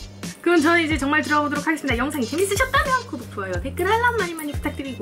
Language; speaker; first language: Korean; native; Korean